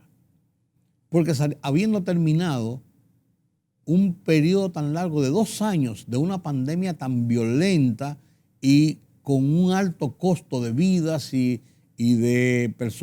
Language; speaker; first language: Spanish; native; Spanish